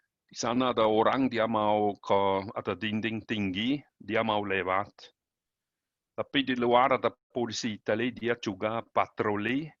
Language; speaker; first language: Indonesian; non-native, learner; German